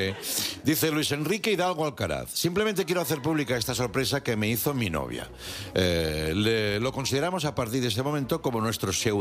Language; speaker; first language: Spanish; native; Spanish